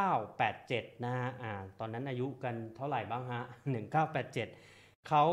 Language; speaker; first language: Thai; native; Thai